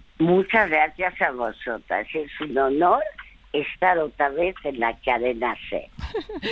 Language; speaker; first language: Spanish; early bilingual, other home language; French